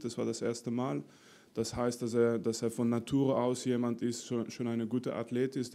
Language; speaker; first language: German; non-native, fluent; French